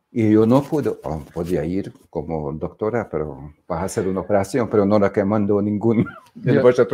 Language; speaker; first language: Spanish; non-native, fluent; Hungarian